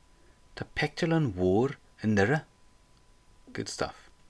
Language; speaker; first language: Irish; non-native, local second language; English